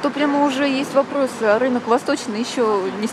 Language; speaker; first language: Russian; native; Russian